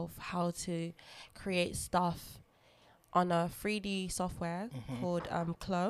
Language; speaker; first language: English; non-native, local second language; Lingala